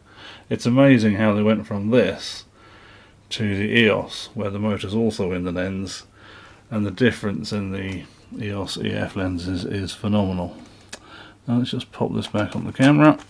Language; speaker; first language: English; native; English